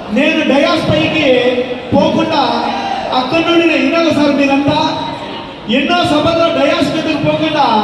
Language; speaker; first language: Telugu; native; Telugu